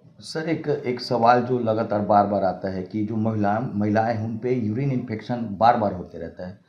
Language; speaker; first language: Hindi; native; Hindi